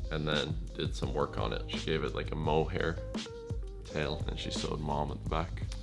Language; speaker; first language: English; native; English